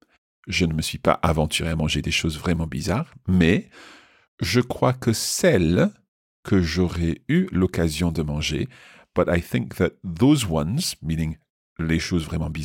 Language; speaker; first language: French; non-native, fluent; English